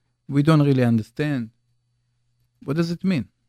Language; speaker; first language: English; non-native, fluent; Hebrew